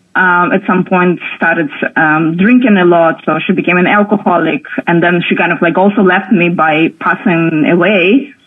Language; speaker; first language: English; non-native, fluent; Russian